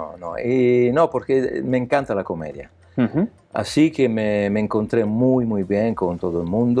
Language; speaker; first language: Spanish; non-native, learner; Italian